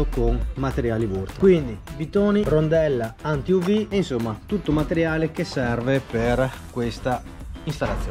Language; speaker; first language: Italian; native; Italian